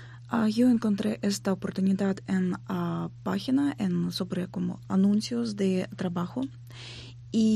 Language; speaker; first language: Spanish; non-native, learner; Ukrainian